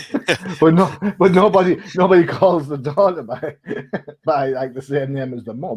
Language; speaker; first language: English; native; English